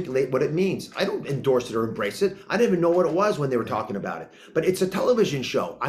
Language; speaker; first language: English; native; English